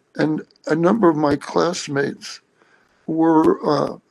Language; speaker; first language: English; native; English